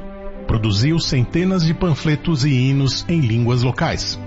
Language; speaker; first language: Portuguese; native; Portuguese